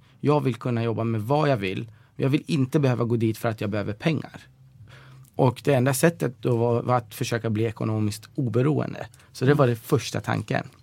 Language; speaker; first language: Swedish; early bilingual, other home language; Persian